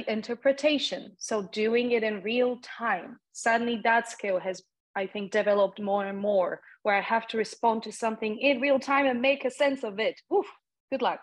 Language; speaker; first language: English; non-native, fluent; Polish